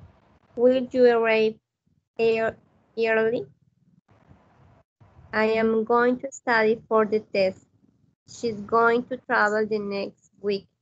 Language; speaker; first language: English; non-native, learner; Spanish